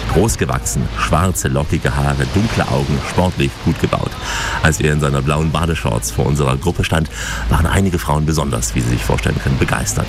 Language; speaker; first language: German; native; German